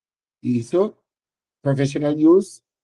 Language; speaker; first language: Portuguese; non-native, learner; English